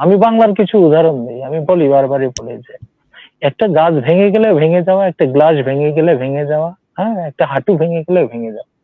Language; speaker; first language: Bangla; non-native, local second language; Santali